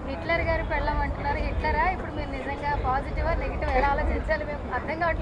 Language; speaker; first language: Telugu; native; Telugu